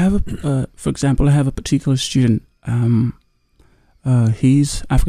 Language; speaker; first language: English; non-native, local second language; Yoruba